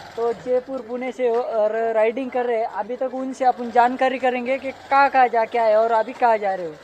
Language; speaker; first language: Hindi; non-native, local second language; Marathi